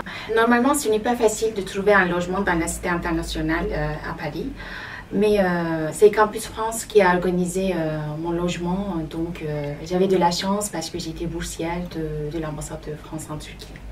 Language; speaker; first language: French; non-native, fluent; Turkish